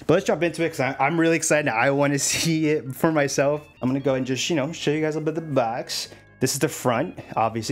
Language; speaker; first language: English; native; English